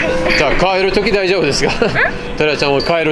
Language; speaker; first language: Japanese; non-native, learner; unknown